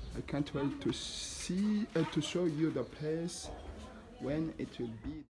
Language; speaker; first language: English; non-native, local second language; Rundi